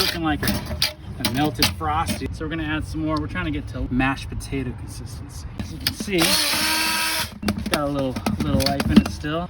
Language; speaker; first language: English; native; English